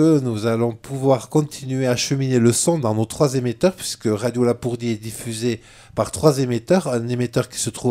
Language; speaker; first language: French; native; French